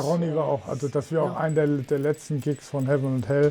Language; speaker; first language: German; native; German